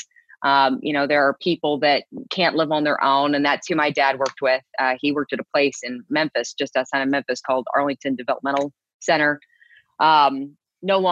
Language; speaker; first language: English; native; English